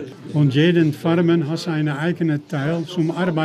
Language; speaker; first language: German; non-native, learner; Dutch